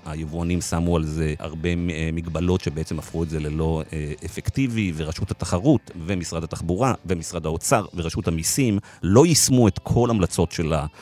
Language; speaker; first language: Hebrew; native; Hebrew